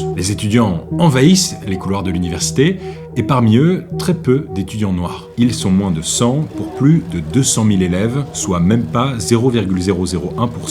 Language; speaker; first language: French; native; French